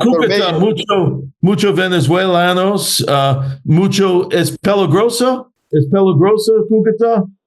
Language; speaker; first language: Spanish; non-native, learner; English